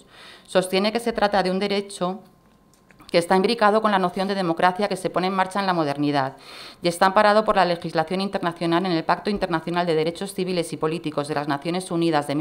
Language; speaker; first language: Spanish; native; Spanish